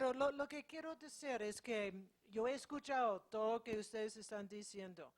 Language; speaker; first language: Spanish; non-native, fluent; English